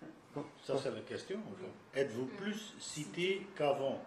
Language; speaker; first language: French; non-native, fluent; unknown